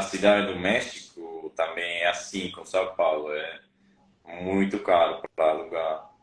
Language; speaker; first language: Portuguese; non-native, learner; Spanish